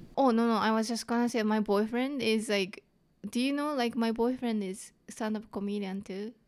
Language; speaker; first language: English; non-native, fluent; Japanese